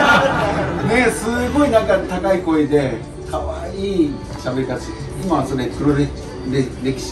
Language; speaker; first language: Japanese; native; Japanese